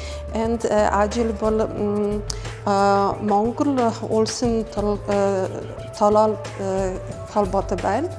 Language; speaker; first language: Mongolian; non-native, fluent; Polish